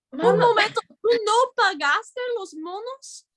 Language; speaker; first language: Spanish; non-native, learner; English